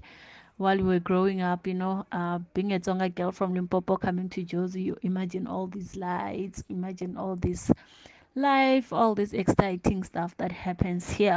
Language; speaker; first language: English; non-native, local second language; Tsonga